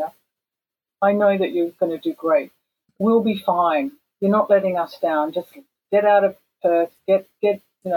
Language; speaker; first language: English; native; English